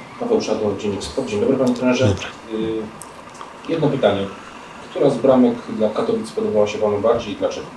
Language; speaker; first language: Polish; native; Polish